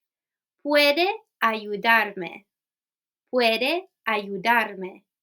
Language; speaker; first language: Spanish; non-native, fluent; English